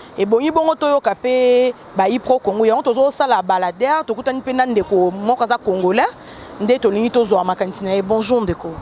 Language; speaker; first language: Lingala; native; Lingala